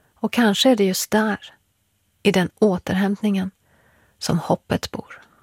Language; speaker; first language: Swedish; early bilingual, other home language; Persian